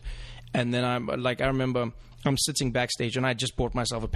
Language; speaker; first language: English; native; English